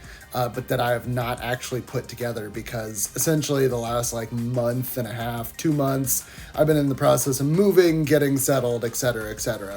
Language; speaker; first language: English; native; English